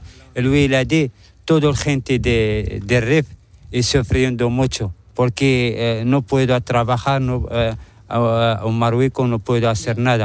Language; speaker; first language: Spanish; non-native, learner; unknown